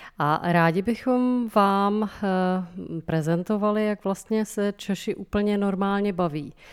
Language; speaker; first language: Czech; native; Czech